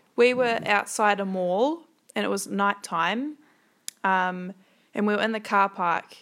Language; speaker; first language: English; native; English